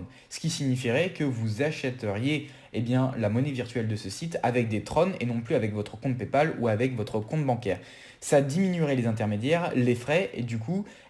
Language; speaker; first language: French; native; French